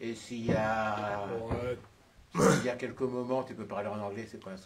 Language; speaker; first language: French; native; French